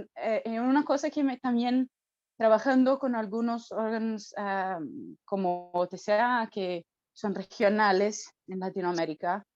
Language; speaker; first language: Spanish; non-native, fluent; Portuguese